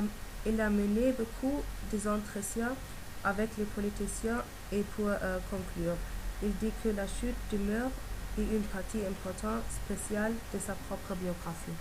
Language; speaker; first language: French; non-native, learner; German